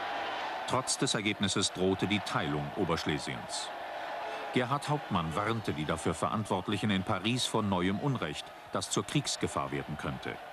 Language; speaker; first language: German; native; German